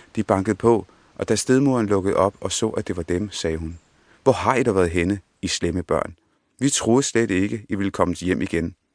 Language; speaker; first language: Danish; early bilingual, other home language; Punjabi